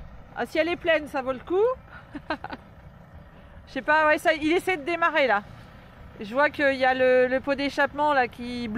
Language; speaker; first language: French; native; French